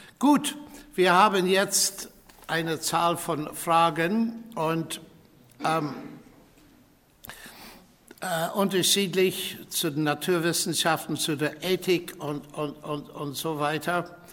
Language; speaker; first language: German; non-native, fluent; English